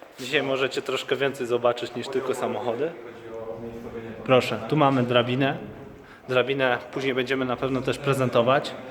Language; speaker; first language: Polish; native; Polish